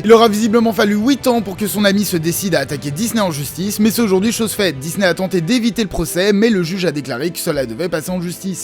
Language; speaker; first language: French; native; French